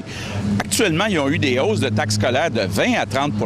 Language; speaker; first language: French; native; French